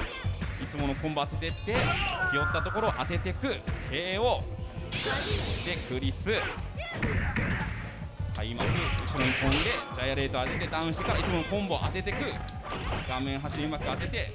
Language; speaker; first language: Japanese; native; Japanese